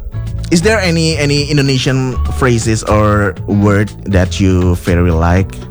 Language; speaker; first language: English; non-native, fluent; Indonesian